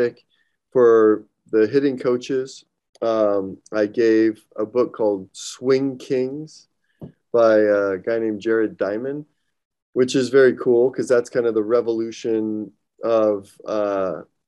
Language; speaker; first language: English; native; English